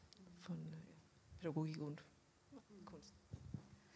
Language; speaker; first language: German; non-native, fluent; Danish